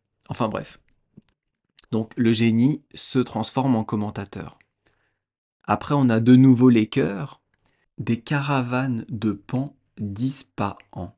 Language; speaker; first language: French; native; French